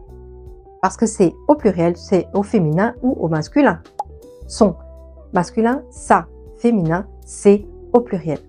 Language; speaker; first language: French; non-native, fluent; Italian